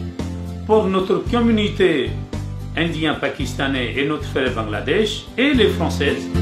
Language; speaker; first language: French; non-native, learner; Urdu